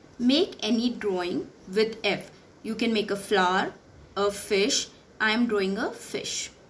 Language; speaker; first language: English; non-native, local second language; Hindi